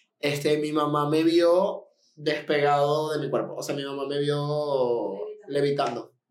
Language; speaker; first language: Spanish; native; Spanish